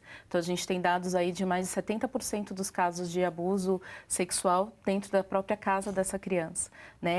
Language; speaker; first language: Portuguese; native; Portuguese